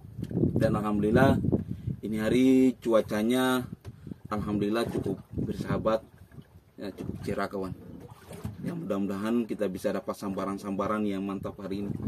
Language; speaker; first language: Indonesian; native; Indonesian